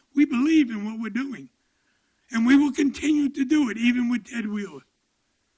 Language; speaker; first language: English; native; English